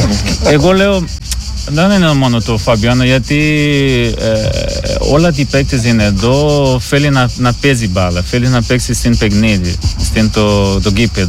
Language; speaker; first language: Greek; non-native, learner; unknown